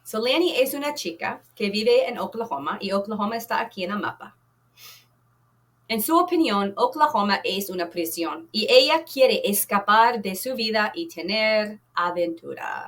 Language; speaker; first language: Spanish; non-native, fluent; English